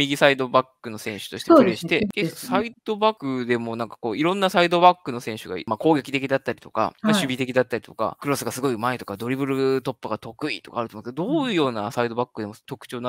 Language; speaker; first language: Japanese; native; Japanese